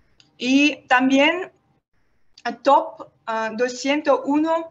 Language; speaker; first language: Spanish; non-native, learner; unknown